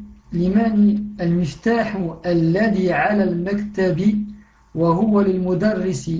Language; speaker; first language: Arabic; non-native, learner; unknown